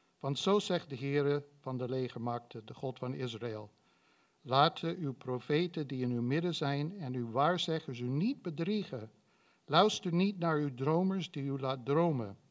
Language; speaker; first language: Dutch; non-native, fluent; English